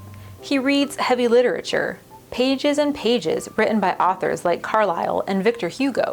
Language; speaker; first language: English; native; English